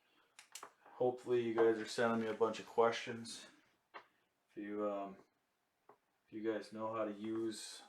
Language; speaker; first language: English; native; English